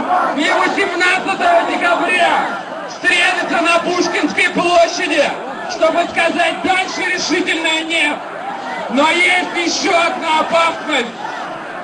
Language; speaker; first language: Russian; native; Russian